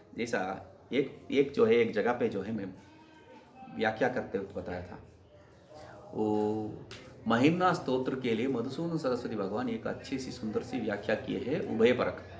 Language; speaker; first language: Hindi; non-native, local second language; Kannada